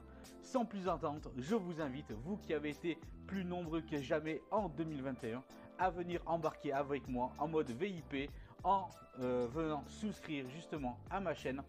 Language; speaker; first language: French; native; French